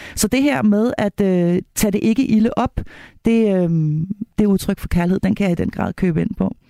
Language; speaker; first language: Danish; native; Danish